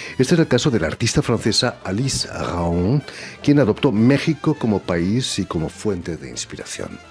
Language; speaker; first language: Spanish; native; Spanish